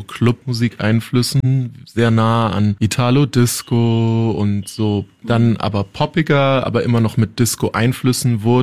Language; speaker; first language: German; native; German